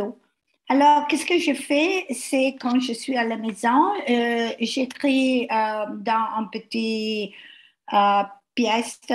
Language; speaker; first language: French; non-native, learner; Italian